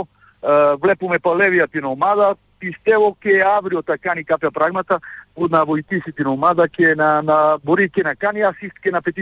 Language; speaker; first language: Greek; non-native, fluent; Serbian